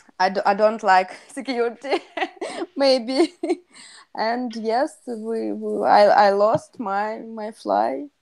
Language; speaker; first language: English; non-native, learner; Russian